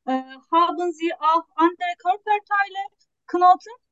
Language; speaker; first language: German; non-native, learner; Turkish